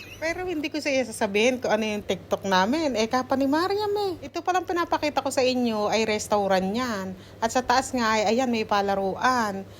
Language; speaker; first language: Filipino; native; Filipino